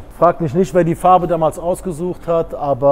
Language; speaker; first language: German; native; German